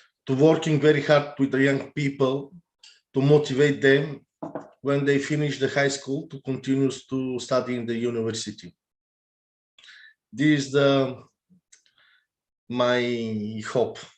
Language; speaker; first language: English; non-native, learner; Bulgarian